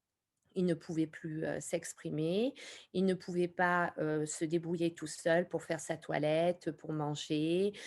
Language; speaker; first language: French; native; French